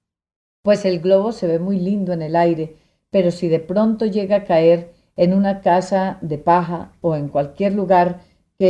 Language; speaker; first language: Spanish; native; Spanish